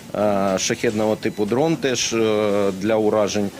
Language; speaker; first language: Ukrainian; native; Ukrainian